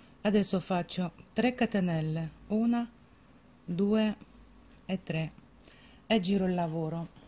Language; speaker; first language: Italian; non-native, fluent; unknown